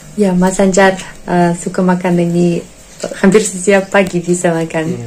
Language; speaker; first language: Indonesian; non-native, learner; Russian